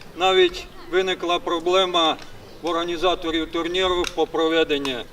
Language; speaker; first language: Ukrainian; native; Ukrainian